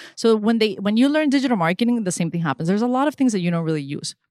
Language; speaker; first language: English; early bilingual, other home language; Spanish